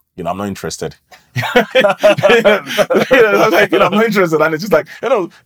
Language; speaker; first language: English; native; English